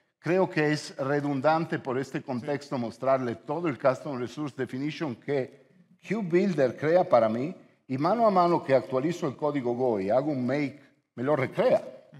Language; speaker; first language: Spanish; non-native, fluent; Italian